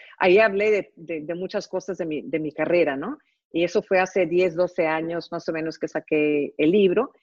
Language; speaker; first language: Spanish; early bilingual, heritage; Spanish